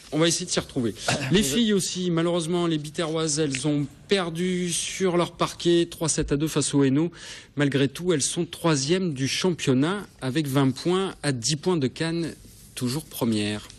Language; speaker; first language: French; native; French